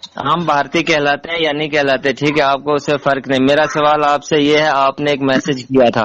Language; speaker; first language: Urdu; non-native, local second language; Kashmiri